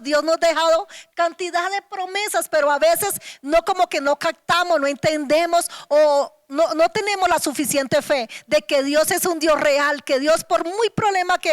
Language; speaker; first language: Spanish; native; Spanish